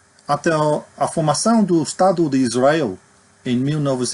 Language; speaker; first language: Portuguese; non-native, fluent; English